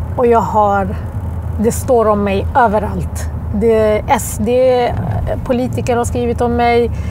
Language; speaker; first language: Swedish; early bilingual, other home language; Arabic